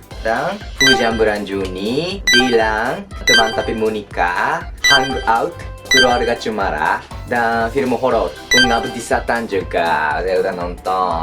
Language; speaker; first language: Indonesian; non-native, learner; Japanese